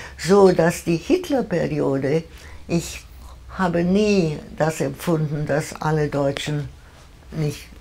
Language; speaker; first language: German; non-native, fluent; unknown